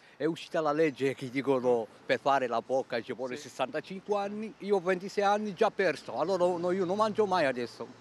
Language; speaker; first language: Italian; non-native, fluent; Arabic